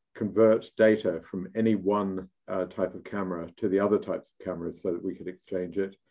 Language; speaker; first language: English; native; English